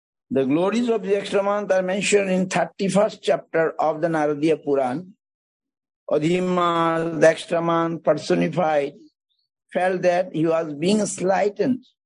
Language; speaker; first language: English; non-native, local second language; Bangla